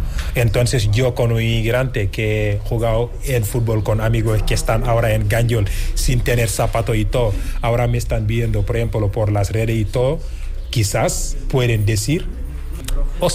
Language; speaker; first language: Spanish; non-native, fluent; Wolof